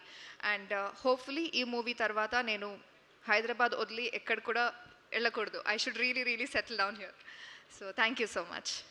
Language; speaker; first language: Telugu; non-native, fluent; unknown